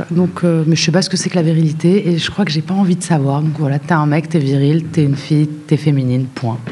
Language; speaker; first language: French; non-native, local second language; Arabic